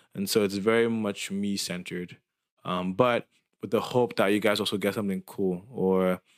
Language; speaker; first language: English; non-native, local second language; Yoruba